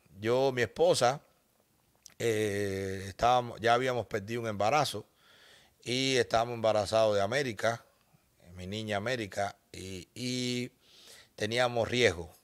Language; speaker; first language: Spanish; native; Spanish